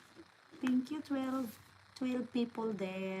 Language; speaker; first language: English; non-native, local second language; Filipino